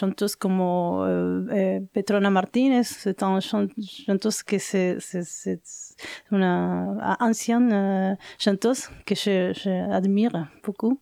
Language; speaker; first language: French; non-native, learner; Spanish